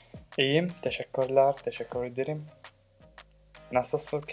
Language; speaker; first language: Turkish; non-native, learner; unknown